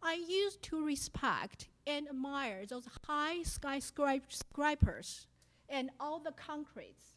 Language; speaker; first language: English; non-native, fluent; Chinese